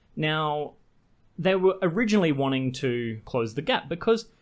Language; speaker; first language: English; native; English